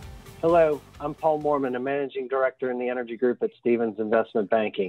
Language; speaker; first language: English; native; English